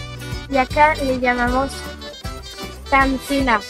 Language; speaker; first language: Spanish; non-native, learner; French